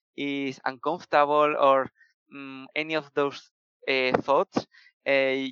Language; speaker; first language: English; non-native, fluent; Spanish